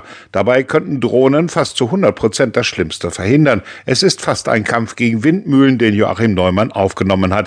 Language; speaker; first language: German; native; German